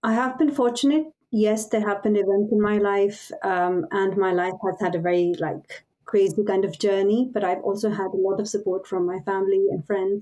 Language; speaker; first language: English; non-native, local second language; Pashto